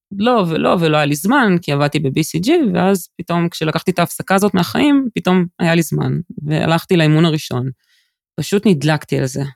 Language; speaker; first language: Hebrew; native; Hebrew